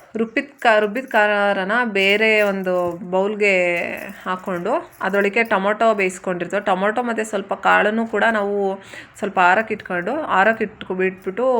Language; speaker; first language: Kannada; native; Kannada